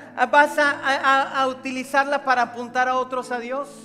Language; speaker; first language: Spanish; native; Spanish